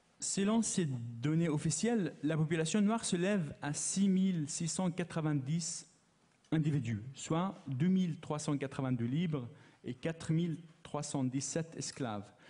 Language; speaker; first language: French; non-native, fluent; Arabic